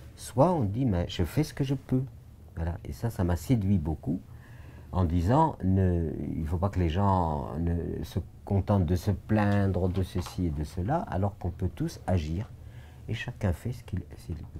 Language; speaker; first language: French; non-native, local second language; Arabic